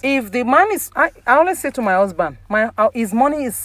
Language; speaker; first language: English; non-native, local second language; Yoruba